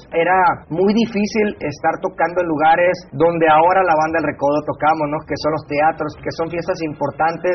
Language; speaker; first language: Spanish; native; Spanish